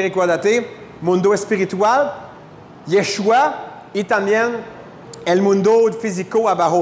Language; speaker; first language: Spanish; non-native, fluent; French